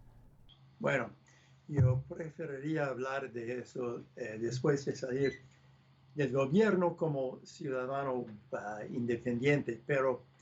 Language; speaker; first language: Spanish; non-native, fluent; English